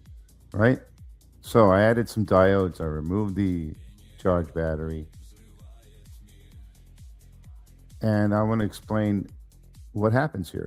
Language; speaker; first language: English; native; English